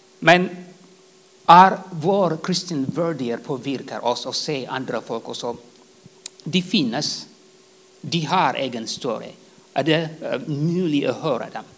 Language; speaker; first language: Swedish; non-native, fluent; Tigrinya